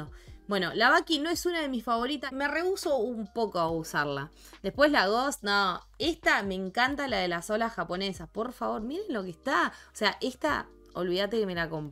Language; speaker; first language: Spanish; native; Spanish